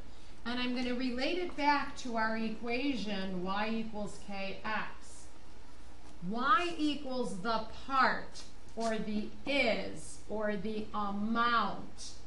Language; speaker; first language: English; native; English